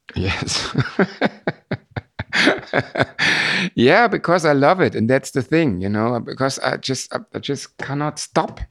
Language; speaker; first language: English; non-native, fluent; German